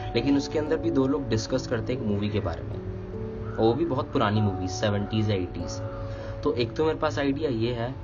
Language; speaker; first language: Hindi; native; Hindi